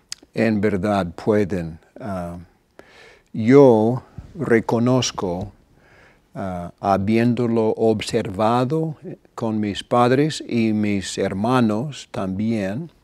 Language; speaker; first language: Spanish; non-native, fluent; English